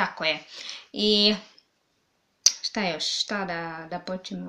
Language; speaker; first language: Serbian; non-native, learner; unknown